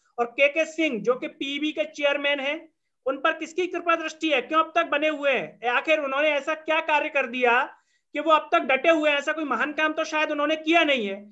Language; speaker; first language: Hindi; native; Hindi